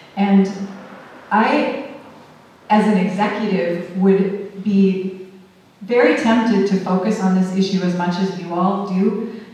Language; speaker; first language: English; native; English